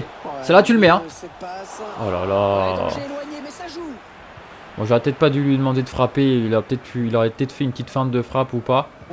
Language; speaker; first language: French; native; French